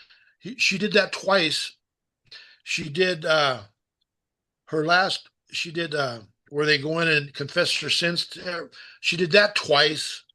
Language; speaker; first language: English; native; English